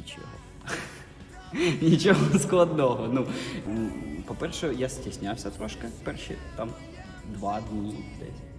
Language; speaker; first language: Ukrainian; non-native, local second language; Russian